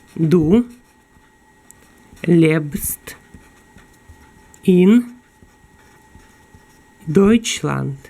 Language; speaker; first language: German; non-native, fluent; Ukrainian